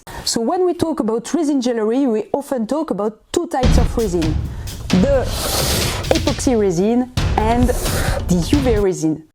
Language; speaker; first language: English; non-native, fluent; French